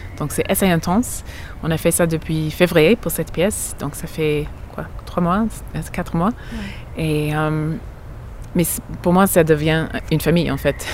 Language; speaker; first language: French; non-native, fluent; English